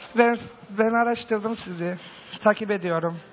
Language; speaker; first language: Turkish; native; Turkish